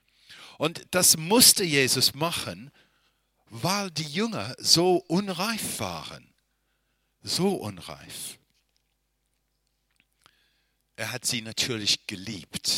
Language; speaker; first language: German; non-native, fluent; English